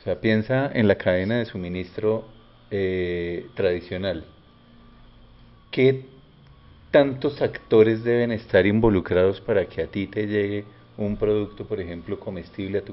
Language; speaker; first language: Spanish; native; Spanish